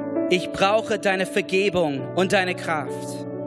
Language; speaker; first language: German; non-native, fluent; English